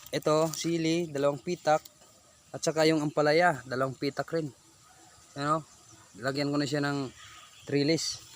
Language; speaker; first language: Filipino; non-native, local second language; Bikol